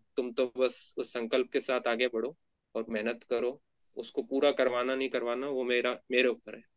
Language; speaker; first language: Hindi; native; Hindi